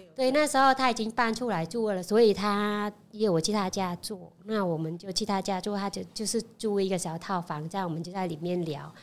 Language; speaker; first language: Chinese; non-native, fluent; Khmer